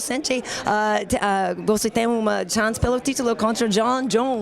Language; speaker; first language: Portuguese; non-native, learner; English